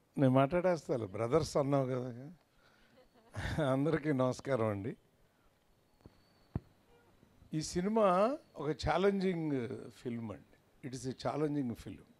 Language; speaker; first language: Telugu; native; Telugu